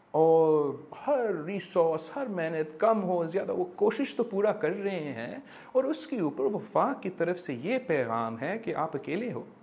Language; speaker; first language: Urdu; non-native, local second language; English